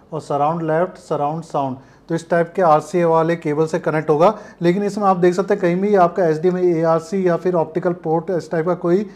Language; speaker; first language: Hindi; native; Hindi